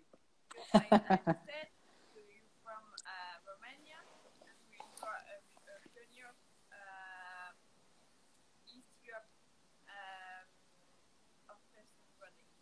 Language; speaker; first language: English; non-native, learner; French